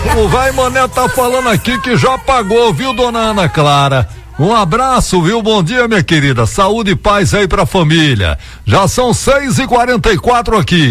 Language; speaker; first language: Portuguese; native; Portuguese